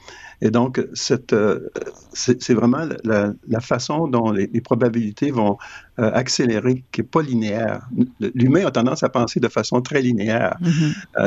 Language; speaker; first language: French; native; French